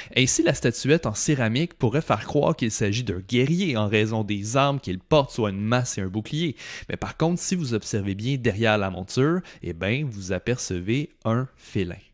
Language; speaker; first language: French; native; French